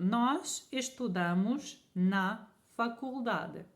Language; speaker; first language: Portuguese; non-native, fluent; Ukrainian